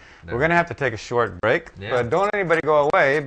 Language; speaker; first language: English; native; English